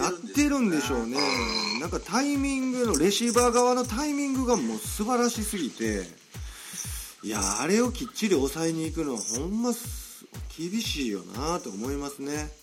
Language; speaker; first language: Japanese; native; Japanese